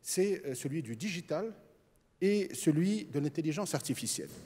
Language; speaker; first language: French; non-native, local second language; Arabic